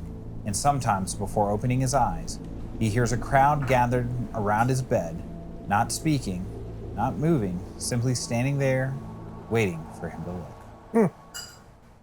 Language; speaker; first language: English; native; English